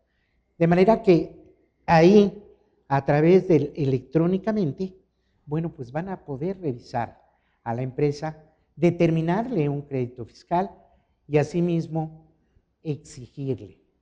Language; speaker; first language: Spanish; native; Spanish